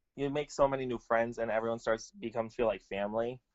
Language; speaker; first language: English; native; English